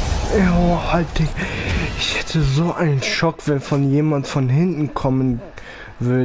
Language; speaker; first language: German; early bilingual, other home language; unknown